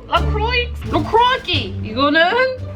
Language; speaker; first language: Korean; non-native, fluent; English